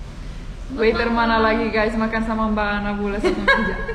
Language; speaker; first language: Indonesian; non-native, fluent; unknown